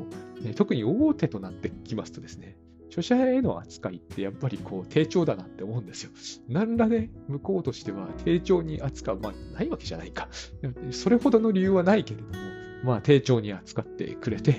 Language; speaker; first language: Japanese; native; Japanese